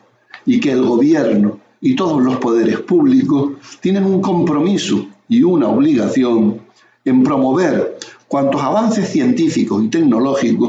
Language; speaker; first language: Spanish; native; Spanish